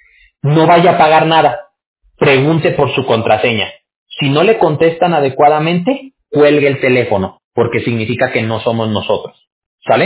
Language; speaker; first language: Spanish; native; Spanish